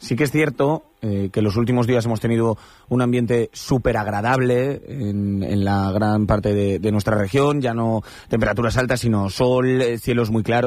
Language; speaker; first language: Spanish; native; Spanish